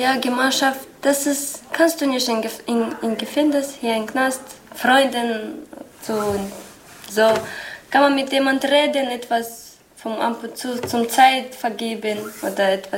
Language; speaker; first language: German; non-native, learner; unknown